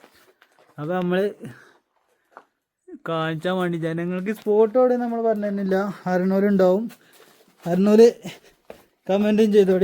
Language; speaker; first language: Malayalam; native; Malayalam